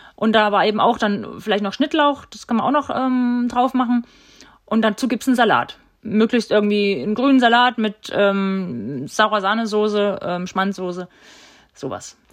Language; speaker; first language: German; native; German